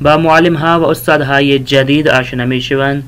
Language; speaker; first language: Persian; non-native, fluent; Urdu